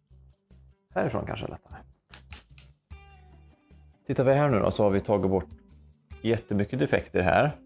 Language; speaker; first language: Swedish; native; Swedish